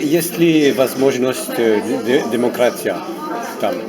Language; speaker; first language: Russian; non-native, learner; French